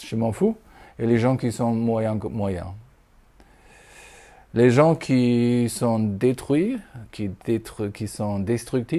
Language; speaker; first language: French; non-native, fluent; German